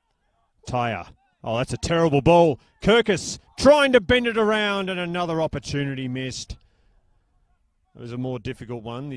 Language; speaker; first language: English; native; English